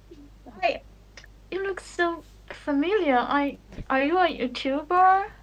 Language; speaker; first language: English; non-native, learner; Chinese